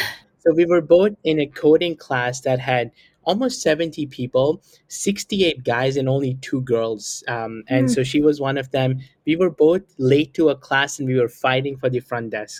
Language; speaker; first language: English; non-native, local second language; Hindi